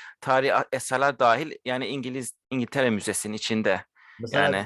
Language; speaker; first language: Turkish; early bilingual, heritage; Turkish